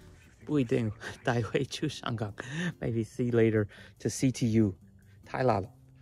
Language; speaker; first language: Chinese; non-native, fluent; English